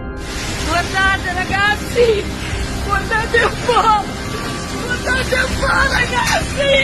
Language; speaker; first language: Italian; native; Italian